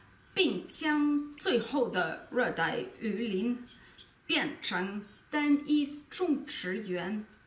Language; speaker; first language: Chinese; non-native, learner; German